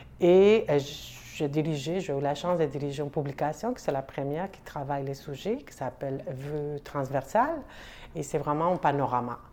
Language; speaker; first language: French; non-native, fluent; Spanish